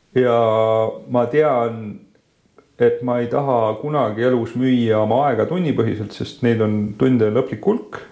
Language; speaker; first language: Estonian; native; Estonian